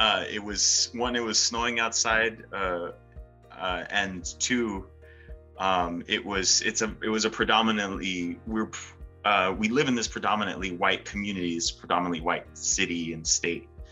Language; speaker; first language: English; early bilingual, other home language; Spanish